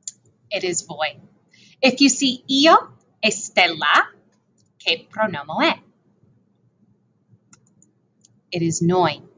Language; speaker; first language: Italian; non-native, learner; English